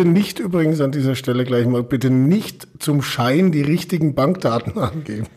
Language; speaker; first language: German; native; German